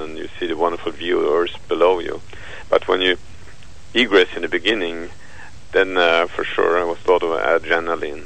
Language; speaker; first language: English; non-native, fluent; Swedish